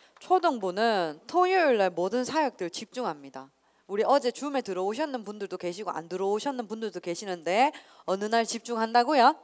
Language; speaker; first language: Korean; native; Korean